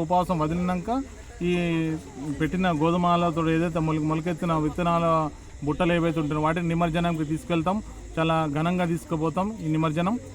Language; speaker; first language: Telugu; non-native, local second language; Lambadi